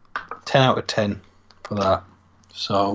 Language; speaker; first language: English; native; English